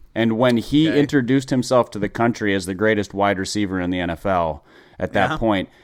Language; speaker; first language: English; native; English